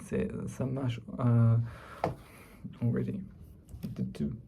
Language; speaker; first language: French; non-native, learner; English